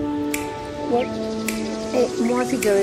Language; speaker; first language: French; non-native, learner; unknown